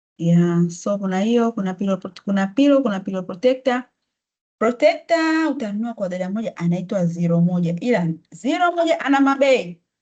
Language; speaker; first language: Swahili; native; Swahili